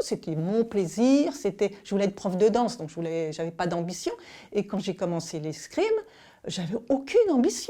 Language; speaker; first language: French; native; French